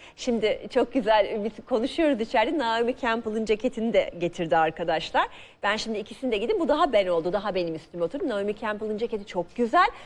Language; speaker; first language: Turkish; native; Turkish